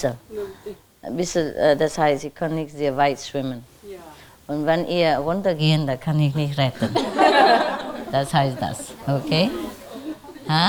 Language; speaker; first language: German; non-native, learner; Vietnamese